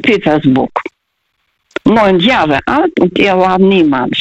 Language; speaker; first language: German; non-native, fluent; Russian